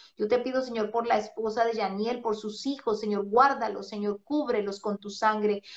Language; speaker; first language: Spanish; native; Spanish